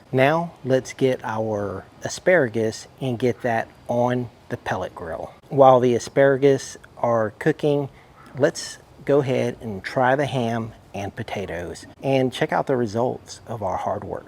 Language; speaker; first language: English; native; English